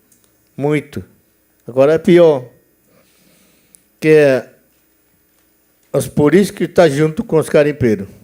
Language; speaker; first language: Portuguese; non-native, local second language; Yanomámi